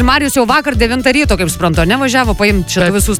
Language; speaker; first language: Lithuanian; native; Lithuanian